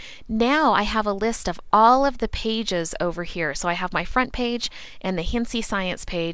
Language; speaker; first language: English; native; English